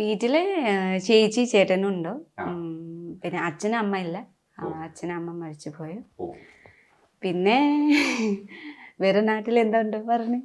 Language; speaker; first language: Malayalam; non-native, fluent; Nepali